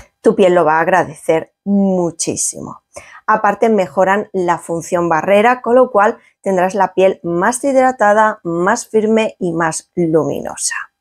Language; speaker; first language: Spanish; native; Spanish